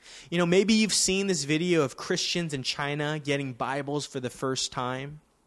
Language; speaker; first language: English; native; English